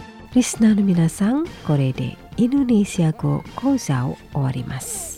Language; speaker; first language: Japanese; non-native, fluent; Indonesian